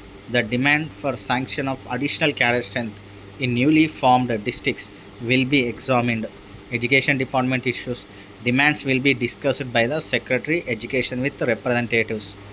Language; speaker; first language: English; non-native, local second language; Telugu